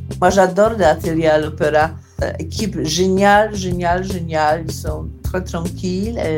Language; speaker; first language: French; non-native, learner; Polish